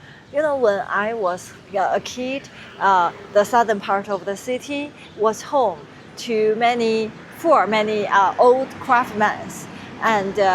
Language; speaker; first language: English; non-native, fluent; Chinese